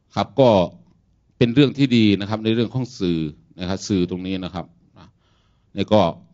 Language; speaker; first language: Thai; non-native, local second language; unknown